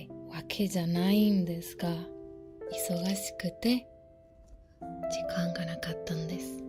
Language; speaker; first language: Japanese; non-native, learner; Spanish